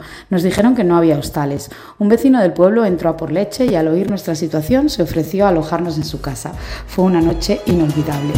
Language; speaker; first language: Spanish; native; Spanish